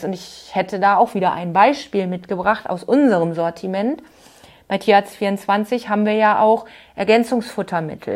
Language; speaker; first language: German; native; German